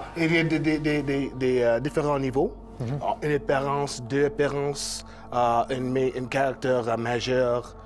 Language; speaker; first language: French; non-native, learner; English